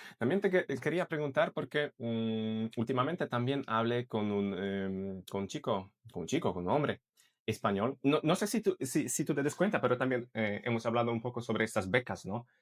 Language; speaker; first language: Spanish; non-native, fluent; Polish